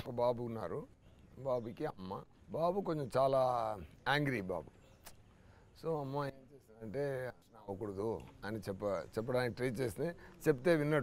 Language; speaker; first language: Telugu; non-native, learner; Tamil